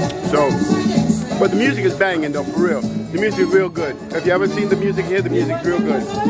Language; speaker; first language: English; native; English